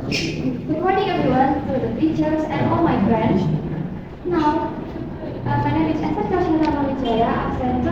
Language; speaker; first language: English; non-native, learner; Indonesian